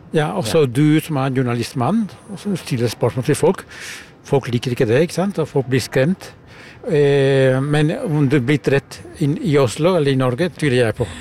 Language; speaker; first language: Norwegian; non-native, fluent; German